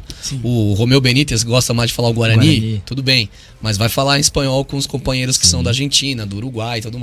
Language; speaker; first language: Portuguese; native; Portuguese